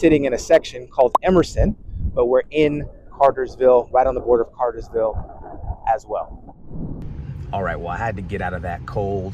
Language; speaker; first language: English; native; English